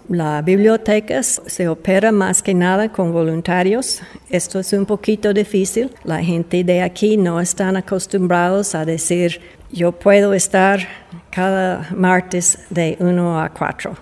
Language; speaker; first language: Spanish; non-native, fluent; English